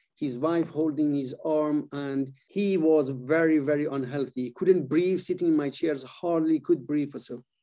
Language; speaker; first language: English; non-native, fluent; Persian